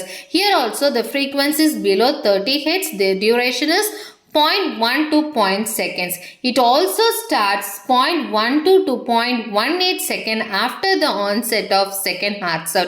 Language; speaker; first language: English; non-native, local second language; Tamil